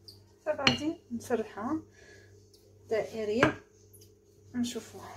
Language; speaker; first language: Arabic; native; Arabic